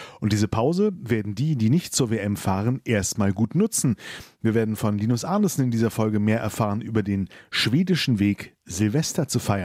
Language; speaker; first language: German; native; German